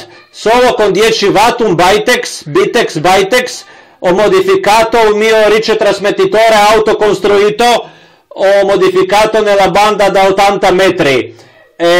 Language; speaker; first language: Italian; non-native, learner; Croatian